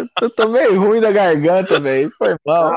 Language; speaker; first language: Portuguese; native; Portuguese